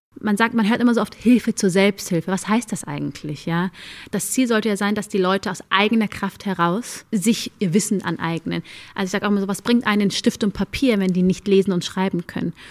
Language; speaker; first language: German; early bilingual, other home language; Amharic